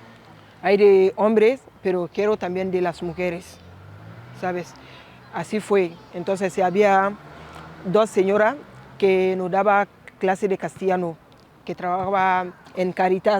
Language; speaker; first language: Spanish; non-native, learner; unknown